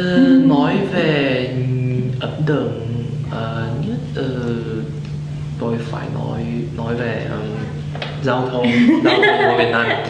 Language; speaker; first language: Vietnamese; non-native, learner; Chinese